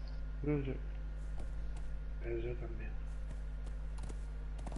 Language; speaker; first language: Spanish; native; Spanish